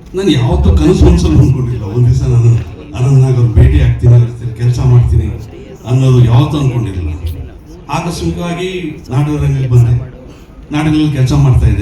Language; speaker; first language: Kannada; native; Kannada